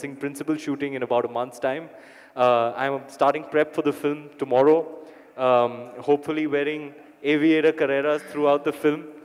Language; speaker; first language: English; non-native, local second language; Hindi